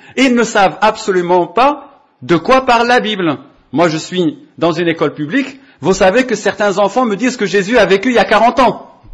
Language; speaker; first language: French; non-native, local second language; Arabic